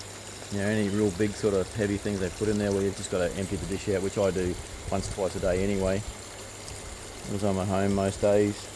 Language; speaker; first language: English; native; English